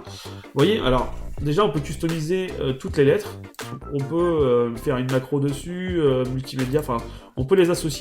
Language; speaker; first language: French; native; French